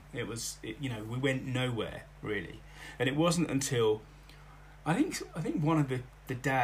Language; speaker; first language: English; native; English